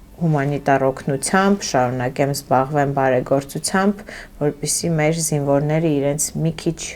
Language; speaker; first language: Armenian; early bilingual, heritage; Armenian